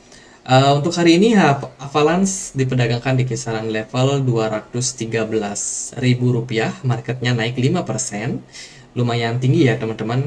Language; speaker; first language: Indonesian; native; Indonesian